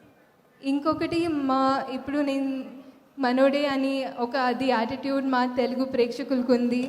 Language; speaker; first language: Telugu; non-native, fluent; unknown